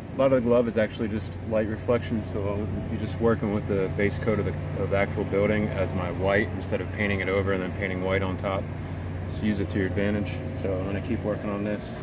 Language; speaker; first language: English; native; English